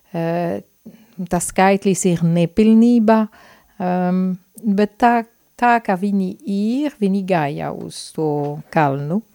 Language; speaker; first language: Latvian; non-native, fluent; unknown